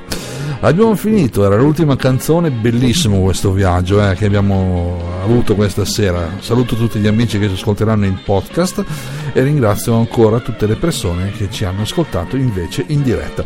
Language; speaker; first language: Italian; native; Italian